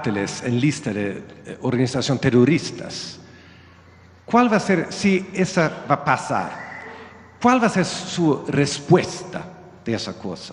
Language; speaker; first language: Spanish; non-native, learner; Swedish